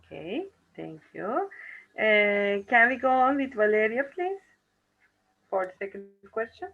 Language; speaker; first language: English; non-native, fluent; Turkish